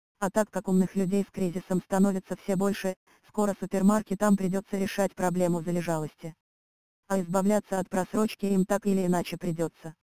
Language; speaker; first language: Russian; native; Russian